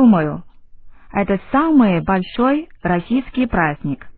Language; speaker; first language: Russian; non-native, learner; Chinese